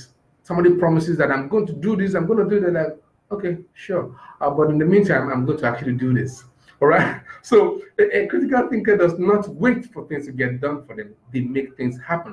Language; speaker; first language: English; non-native, local second language; Yoruba